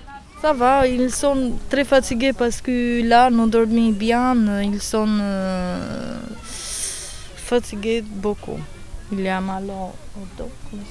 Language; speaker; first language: French; non-native, learner; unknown